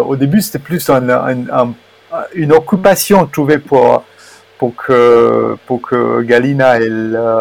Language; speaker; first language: French; non-native, fluent; Romanian